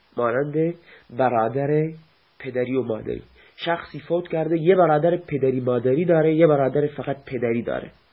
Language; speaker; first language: Persian; non-native, local second language; Baluchi